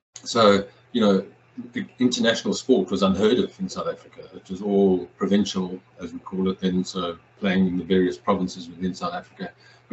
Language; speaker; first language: English; native; English